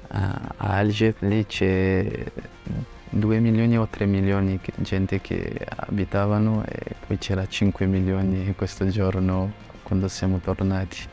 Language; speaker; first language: Italian; non-native, fluent; French